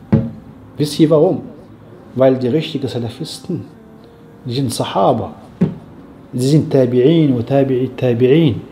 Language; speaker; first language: German; non-native, fluent; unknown